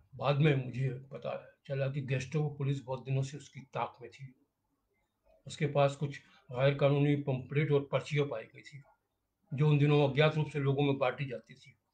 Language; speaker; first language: Hindi; native; Hindi